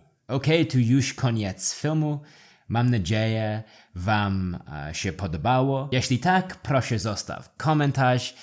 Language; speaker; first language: Polish; non-native, learner; English